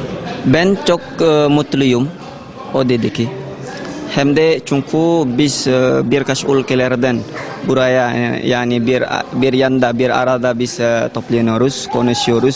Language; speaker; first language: Turkish; non-native, learner; Indonesian